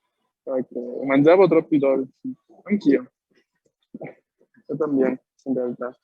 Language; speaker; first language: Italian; non-native, fluent; Spanish